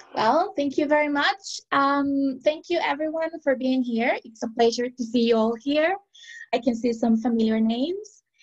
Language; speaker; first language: English; non-native, fluent; Spanish